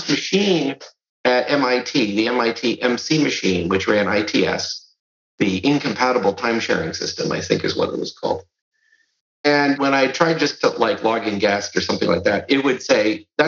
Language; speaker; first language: English; early bilingual, other home language; Serbian